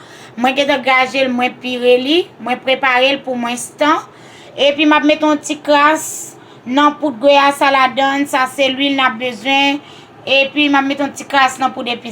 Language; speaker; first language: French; non-native, learner; Haitian Creole